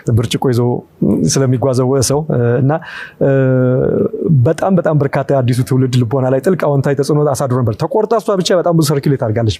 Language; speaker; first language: Amharic; native; Amharic